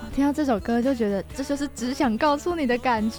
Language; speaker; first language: Chinese; native; Chinese